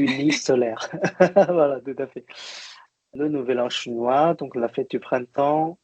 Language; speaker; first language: French; non-native, fluent; Chinese